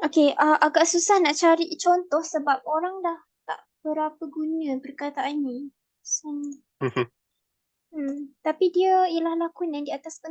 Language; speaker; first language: Malay; native; Malay